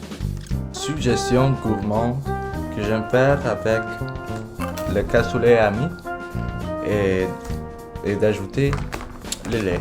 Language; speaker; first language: French; non-native, learner; English